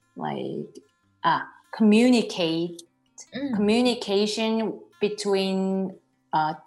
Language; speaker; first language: English; non-native, fluent; Korean